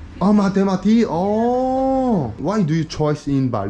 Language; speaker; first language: English; non-native, learner; Korean